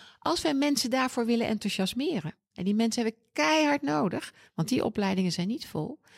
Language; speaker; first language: Dutch; native; Dutch